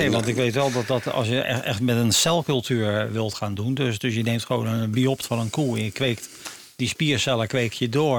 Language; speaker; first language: Dutch; native; Dutch